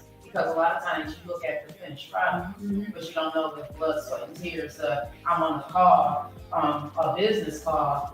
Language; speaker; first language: English; native; English